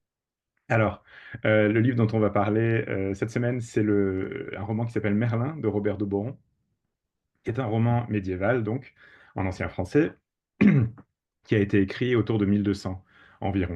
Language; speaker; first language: French; native; French